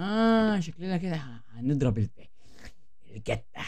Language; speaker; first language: Arabic; native; Arabic